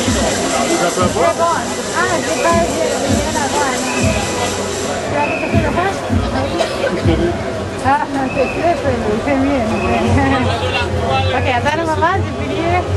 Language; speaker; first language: French; non-native, learner; Spanish